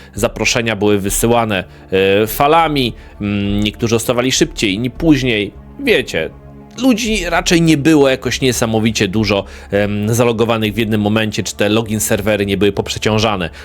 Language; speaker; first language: Polish; native; Polish